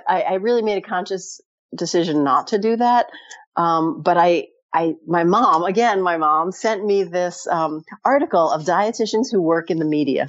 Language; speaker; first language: English; native; English